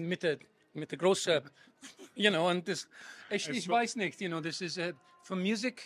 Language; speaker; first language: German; non-native, learner; English